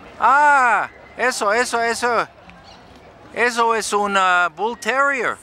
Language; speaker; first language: Spanish; non-native, learner; English